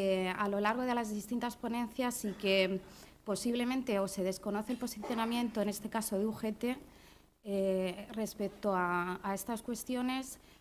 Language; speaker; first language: Spanish; native; Spanish